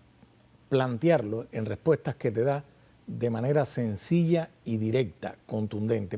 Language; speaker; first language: Spanish; native; Spanish